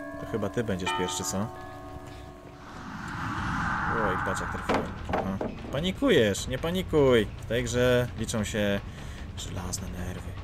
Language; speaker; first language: Polish; native; Polish